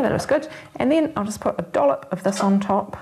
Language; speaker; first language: English; native; English